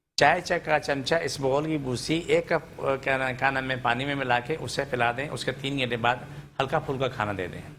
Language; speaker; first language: Urdu; non-native, local second language; Punjabi